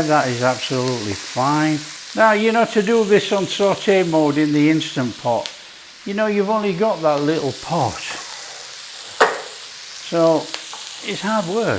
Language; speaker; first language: English; native; English